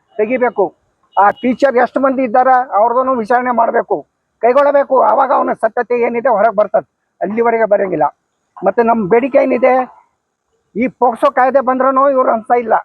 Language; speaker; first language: Kannada; non-native, local second language; Lambadi